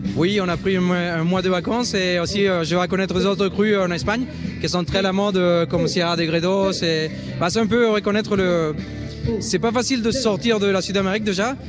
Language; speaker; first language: French; non-native, fluent; Spanish